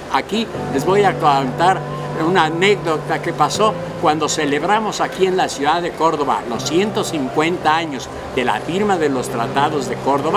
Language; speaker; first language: Spanish; native; Spanish